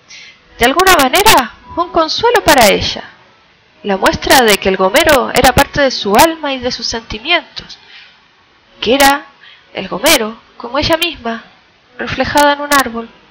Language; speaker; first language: Spanish; native; Spanish